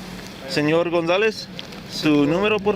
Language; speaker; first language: Spanish; early bilingual, heritage; English